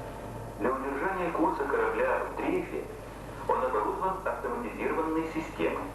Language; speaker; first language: Russian; native; Russian